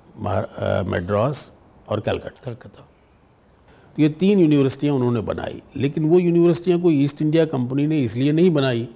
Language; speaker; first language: Hindi; native; Hindi